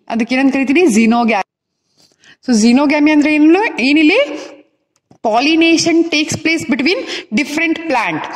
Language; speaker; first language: English; non-native, local second language; Kannada